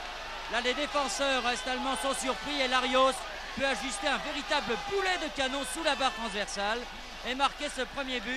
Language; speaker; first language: French; native; French